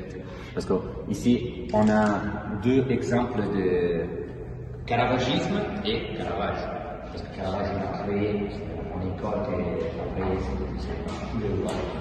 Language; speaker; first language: French; non-native, fluent; Italian